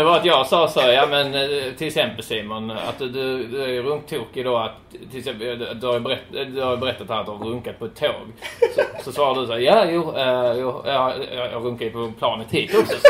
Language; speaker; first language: Swedish; native; Swedish